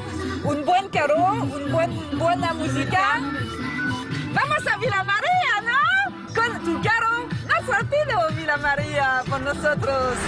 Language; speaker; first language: Spanish; non-native, learner; French